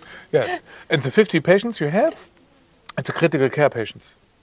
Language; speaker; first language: English; non-native, learner; German